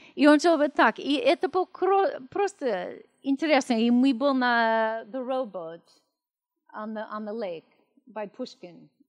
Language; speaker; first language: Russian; non-native, learner; English